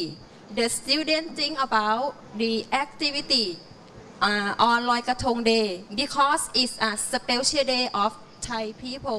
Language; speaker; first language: English; non-native, learner; Thai